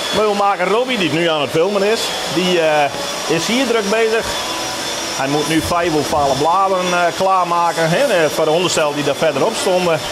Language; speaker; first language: Dutch; non-native, local second language; Western Frisian